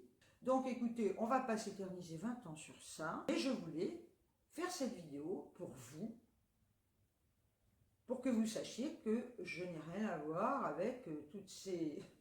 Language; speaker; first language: French; native; French